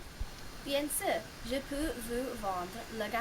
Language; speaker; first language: French; non-native, learner; English